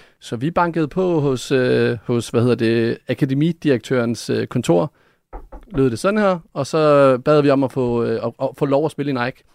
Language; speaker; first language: Danish; early bilingual, other home language; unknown